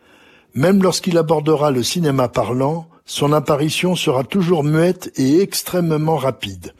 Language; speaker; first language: French; native; French